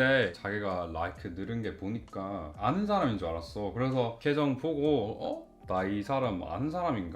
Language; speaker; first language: Korean; non-native, fluent; English